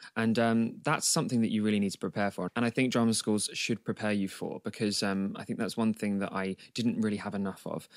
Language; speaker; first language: English; native; English